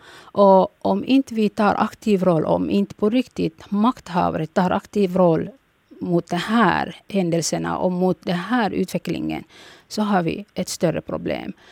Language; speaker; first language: Swedish; early bilingual, other home language; Somali